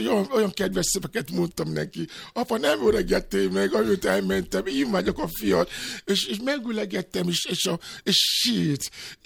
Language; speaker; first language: Hungarian; non-native, fluent; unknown